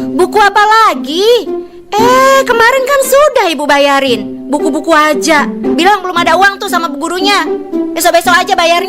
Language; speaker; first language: Indonesian; native; Indonesian